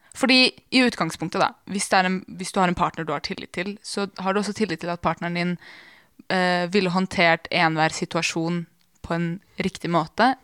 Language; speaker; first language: Norwegian; early bilingual, other home language; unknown